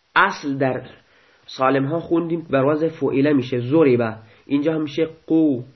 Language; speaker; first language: Persian; non-native, local second language; Baluchi